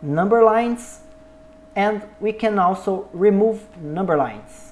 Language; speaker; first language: English; non-native, learner; Portuguese